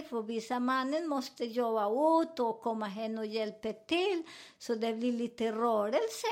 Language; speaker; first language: Swedish; non-native, fluent; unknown